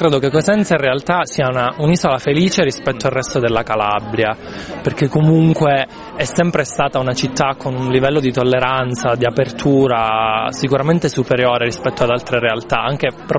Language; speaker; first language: Italian; native; Italian